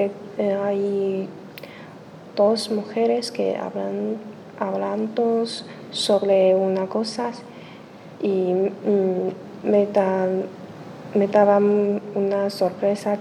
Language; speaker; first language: Spanish; non-native, learner; Chinese